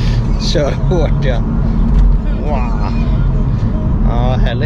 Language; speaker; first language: Swedish; native; Swedish